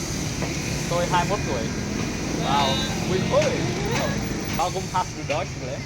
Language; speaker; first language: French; non-native, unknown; Vietnamese